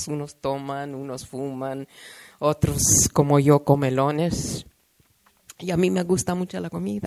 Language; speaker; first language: Spanish; early bilingual, heritage; Spanish